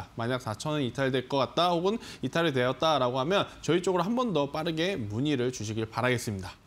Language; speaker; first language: Korean; native; Korean